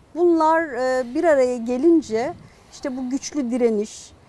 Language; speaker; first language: Turkish; non-native, local second language; Kurdish